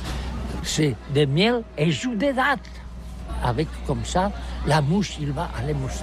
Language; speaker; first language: French; non-native, learner; Catalan